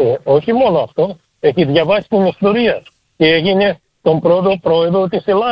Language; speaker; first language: Greek; early bilingual, heritage; Greek